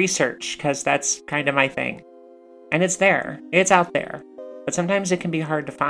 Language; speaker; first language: English; native; English